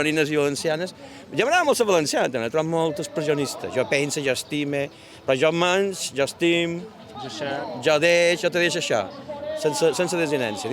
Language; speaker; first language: Catalan; native; Catalan